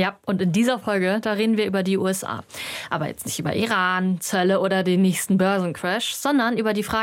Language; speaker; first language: German; native; German